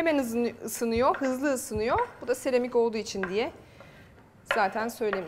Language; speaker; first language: Turkish; native; Turkish